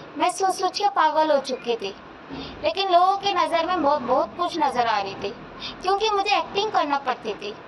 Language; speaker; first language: Hindi; non-native, local second language; Kannada